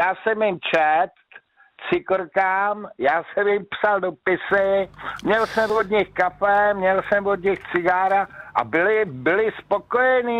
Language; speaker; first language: Czech; native; Czech